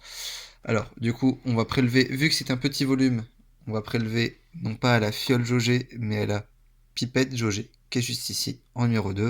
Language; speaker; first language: French; native; French